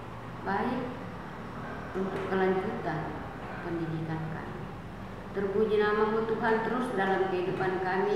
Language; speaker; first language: Indonesian; native; Indonesian